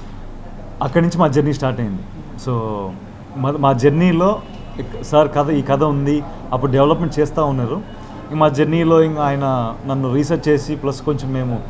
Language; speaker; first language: Telugu; native; Telugu